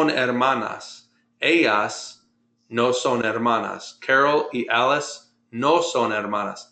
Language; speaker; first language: Spanish; non-native, fluent; English